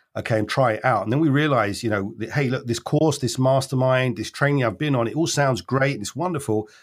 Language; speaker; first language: English; native; English